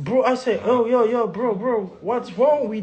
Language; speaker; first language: English; non-native, learner; French